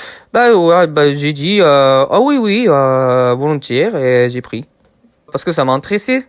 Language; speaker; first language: French; non-native, fluent; Japanese